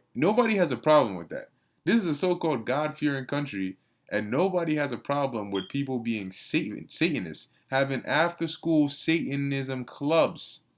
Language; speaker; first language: English; native; English